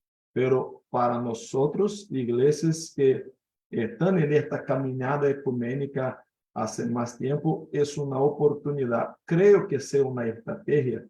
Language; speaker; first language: Spanish; non-native, fluent; Portuguese